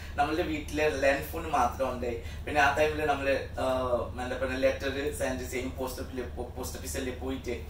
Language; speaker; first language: Malayalam; non-native, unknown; Assamese